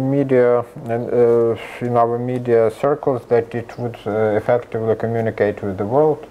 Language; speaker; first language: English; non-native, fluent; Ukrainian